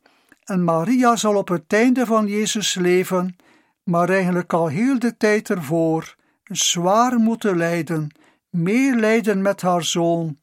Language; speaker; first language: Dutch; native; Dutch